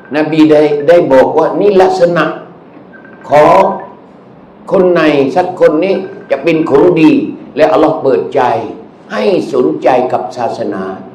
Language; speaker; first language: Thai; non-native, local second language; Malay